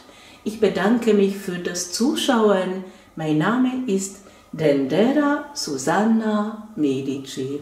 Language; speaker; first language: German; non-native, fluent; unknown